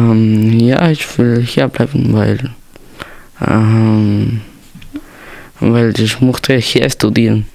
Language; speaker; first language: German; non-native, learner; Spanish